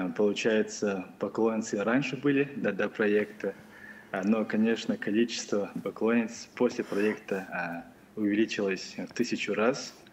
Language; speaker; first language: Russian; non-native, local second language; Kazakh